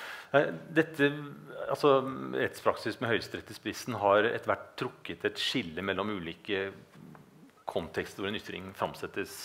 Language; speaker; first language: Norwegian; native; Norwegian